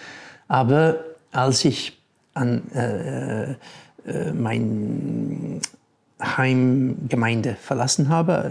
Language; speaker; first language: German; non-native, fluent; English